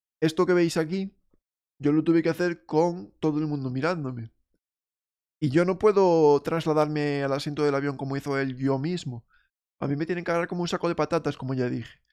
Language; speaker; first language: Spanish; native; Spanish